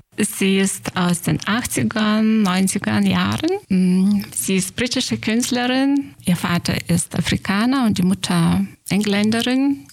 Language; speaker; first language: German; non-native, fluent; Lithuanian